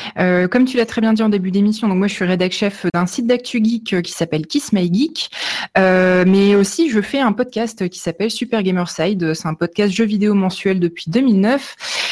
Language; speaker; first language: French; native; French